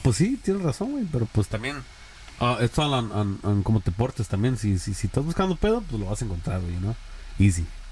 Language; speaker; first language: Spanish; native; Spanish